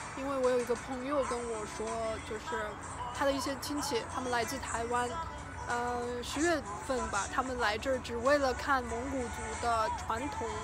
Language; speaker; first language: Chinese; non-native, local second language; Mongolian